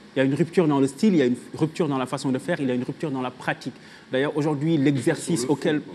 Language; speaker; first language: French; non-native, local second language; Wolof